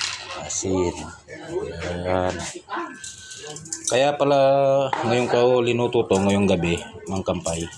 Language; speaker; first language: Filipino; non-native, local second language; Pampanga